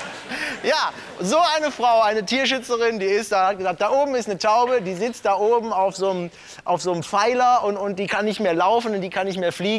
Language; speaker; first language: German; native; German